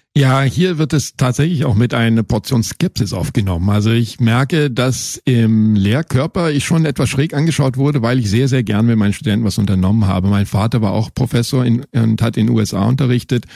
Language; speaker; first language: German; non-native, fluent; Swedish